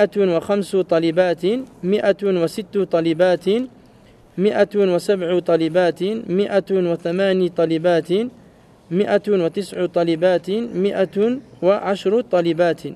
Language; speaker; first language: Arabic; non-native, fluent; French